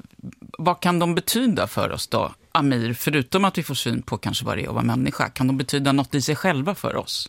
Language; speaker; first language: Swedish; native; Swedish